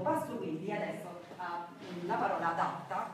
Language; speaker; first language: Italian; native; Italian